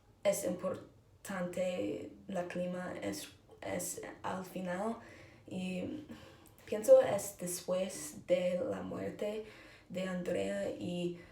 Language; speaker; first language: Spanish; non-native, learner; English